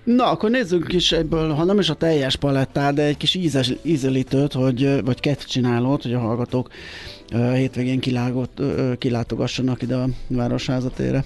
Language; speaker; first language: Hungarian; native; Hungarian